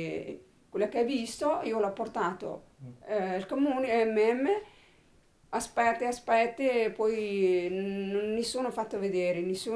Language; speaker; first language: Italian; non-native, learner; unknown